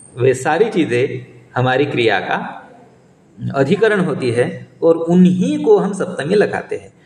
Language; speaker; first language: Hindi; non-native, local second language; Marathi